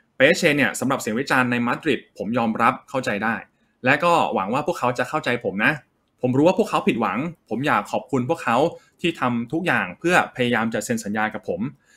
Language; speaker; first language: Thai; native; Thai